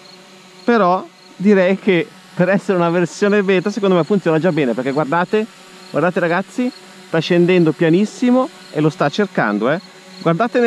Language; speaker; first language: Italian; native; Italian